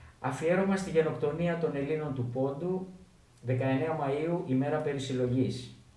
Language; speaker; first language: Greek; native; Greek